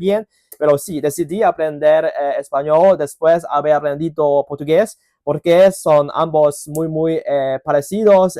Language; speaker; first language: Spanish; non-native, fluent; Cantonese